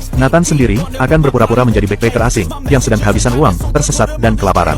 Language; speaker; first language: Indonesian; native; Indonesian